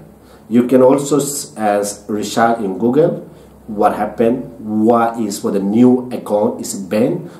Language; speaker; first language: English; non-native, learner; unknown